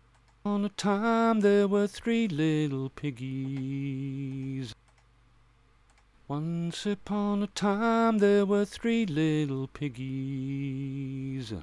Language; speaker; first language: English; native; English